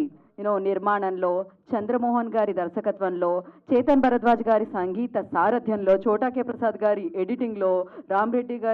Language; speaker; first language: Telugu; native; Telugu